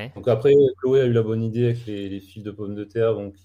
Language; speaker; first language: French; native; French